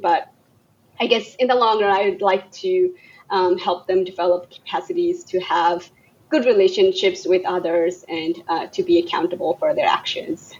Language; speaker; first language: English; non-native, local second language; Bangla